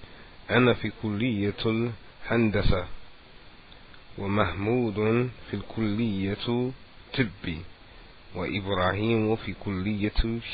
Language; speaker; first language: Arabic; non-native, fluent; English